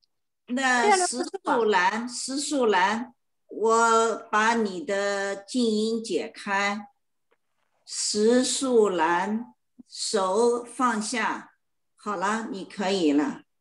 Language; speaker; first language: Chinese; native; Chinese